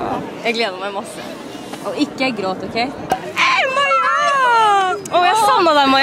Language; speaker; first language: Norwegian; native; Norwegian